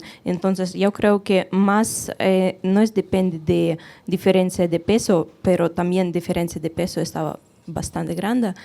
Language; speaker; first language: Spanish; non-native, fluent; Russian